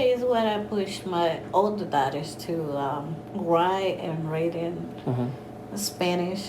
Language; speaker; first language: English; non-native, learner; Spanish